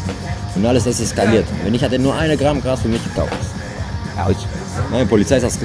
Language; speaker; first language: German; non-native, learner; Greek